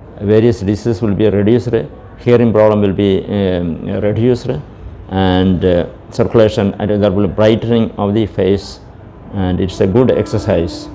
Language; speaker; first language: English; non-native, local second language; Malayalam